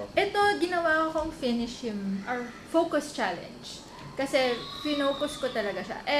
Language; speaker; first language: Filipino; native; Filipino